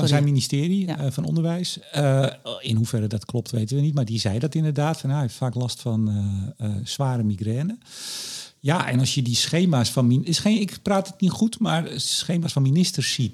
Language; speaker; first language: Dutch; native; Dutch